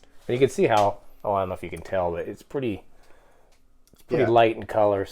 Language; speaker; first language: English; native; English